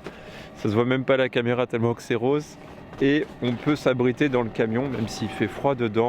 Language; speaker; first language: French; native; French